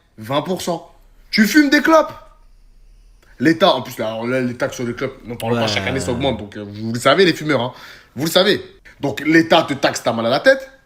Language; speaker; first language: French; native; French